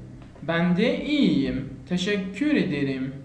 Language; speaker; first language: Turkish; non-native, fluent; Persian